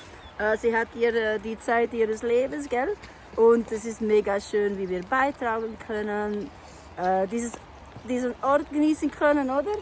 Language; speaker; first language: German; non-native, fluent; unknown